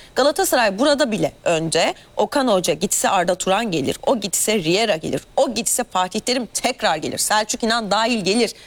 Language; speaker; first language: Turkish; native; Turkish